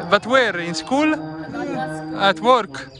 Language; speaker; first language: English; non-native, fluent; Italian